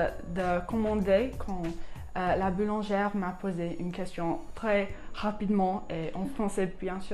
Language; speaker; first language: French; non-native, learner; English